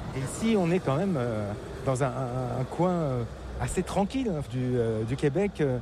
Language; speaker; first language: French; native; French